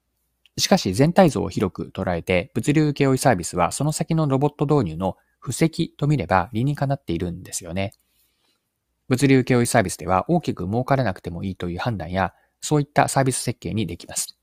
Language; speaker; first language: Japanese; native; Japanese